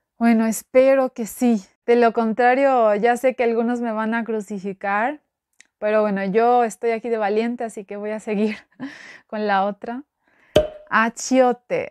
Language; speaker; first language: Spanish; non-native, fluent; Albanian